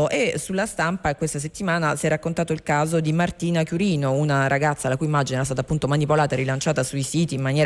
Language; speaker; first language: Italian; native; Italian